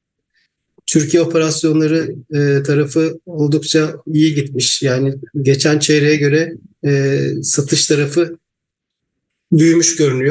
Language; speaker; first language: Turkish; native; Turkish